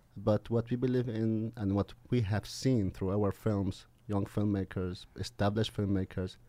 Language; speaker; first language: English; non-native, fluent; Arabic